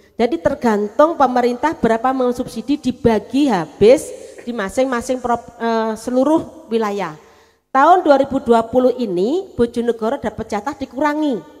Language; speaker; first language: Indonesian; non-native, local second language; Javanese